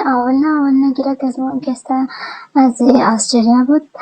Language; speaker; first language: Persian; native; Persian